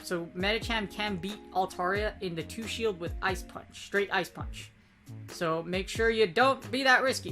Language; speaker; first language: English; native; English